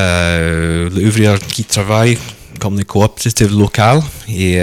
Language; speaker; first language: French; non-native, learner; English